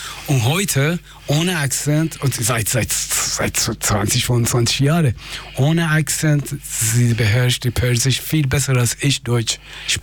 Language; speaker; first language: German; non-native, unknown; Persian